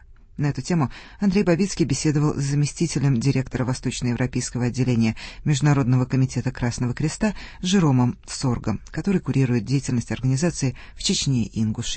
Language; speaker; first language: Russian; native; Russian